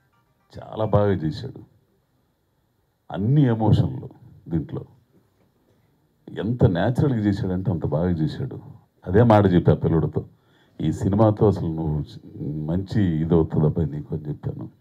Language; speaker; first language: Telugu; native; Telugu